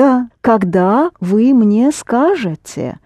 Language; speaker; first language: Russian; non-native, fluent; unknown